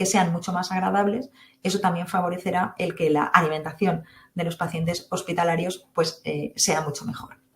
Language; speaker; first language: Spanish; native; Spanish